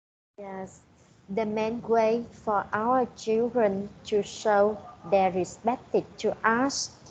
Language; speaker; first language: English; non-native, learner; Vietnamese